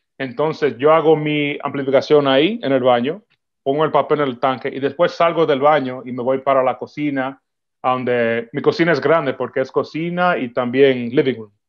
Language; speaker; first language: Spanish; early bilingual, heritage; Spanish